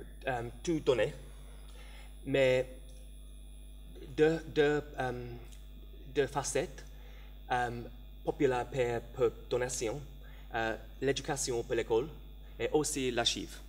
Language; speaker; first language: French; non-native, learner; English